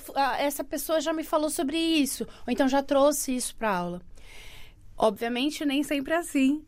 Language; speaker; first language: Portuguese; native; Portuguese